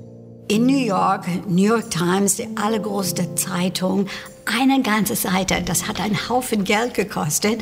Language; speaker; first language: German; non-native, fluent; English